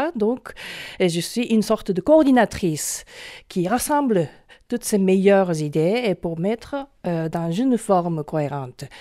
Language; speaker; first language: French; non-native, fluent; Japanese